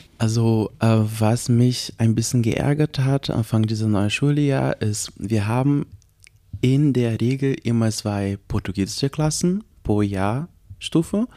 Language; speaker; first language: German; non-native, learner; Portuguese